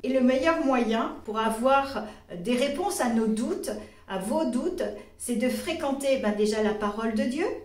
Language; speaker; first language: French; native; French